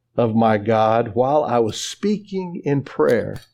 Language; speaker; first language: English; native; English